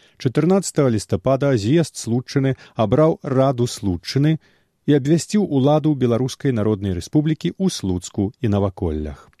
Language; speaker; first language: Belarusian; native; Belarusian